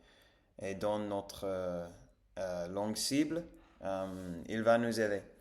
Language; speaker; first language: French; non-native, learner; English